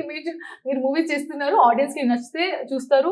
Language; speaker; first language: Telugu; non-native, learner; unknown